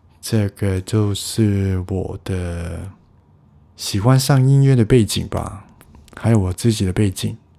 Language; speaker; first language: Chinese; non-native, local second language; Cantonese